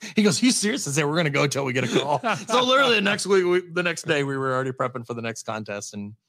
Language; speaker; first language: English; native; English